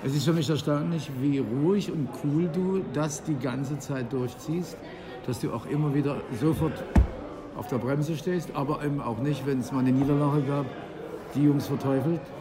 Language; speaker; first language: German; native; German